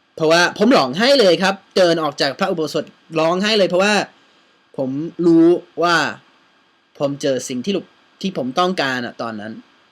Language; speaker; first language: Thai; non-native, fluent; English